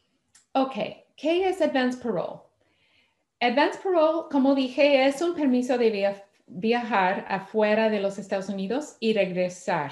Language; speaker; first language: Spanish; non-native, fluent; English